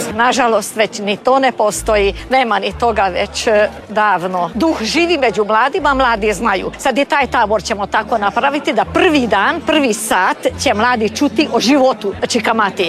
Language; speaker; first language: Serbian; early bilingual, heritage; Croatian